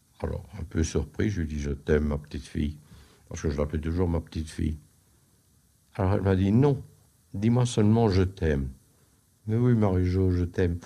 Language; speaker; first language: French; native; French